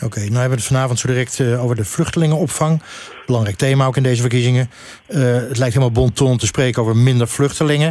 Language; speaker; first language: Dutch; native; Dutch